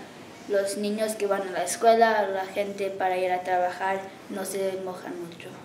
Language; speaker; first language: Spanish; early bilingual, heritage; English